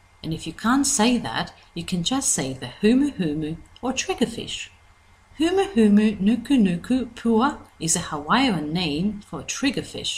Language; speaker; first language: English; native; English